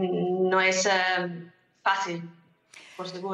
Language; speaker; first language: Spanish; non-native, learner; Italian